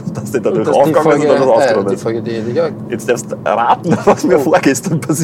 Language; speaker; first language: German; native; German